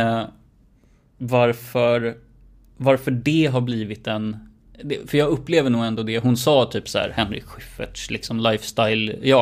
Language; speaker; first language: Swedish; native; Swedish